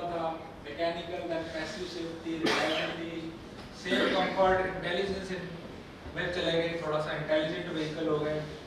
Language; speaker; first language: Hindi; native; Hindi